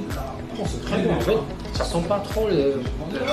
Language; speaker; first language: French; non-native, learner; Chinese